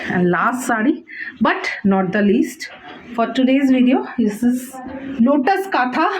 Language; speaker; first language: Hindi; non-native, local second language; Bangla